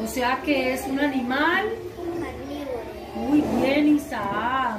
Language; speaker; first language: Spanish; native; Spanish